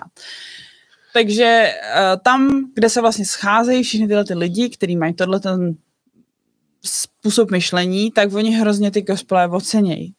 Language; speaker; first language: Czech; native; Czech